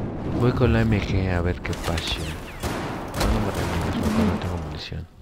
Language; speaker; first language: Spanish; native; Spanish